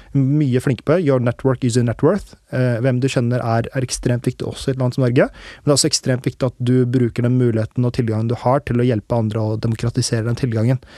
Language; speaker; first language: Norwegian; early bilingual, other home language; Urdu